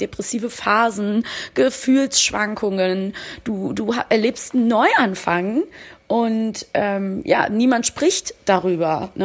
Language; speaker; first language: German; native; German